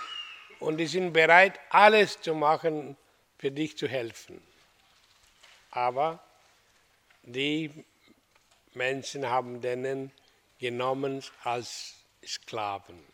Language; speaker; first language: German; non-native, fluent; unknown